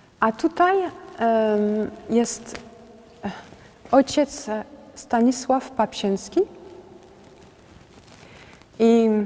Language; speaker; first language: Polish; non-native, learner; French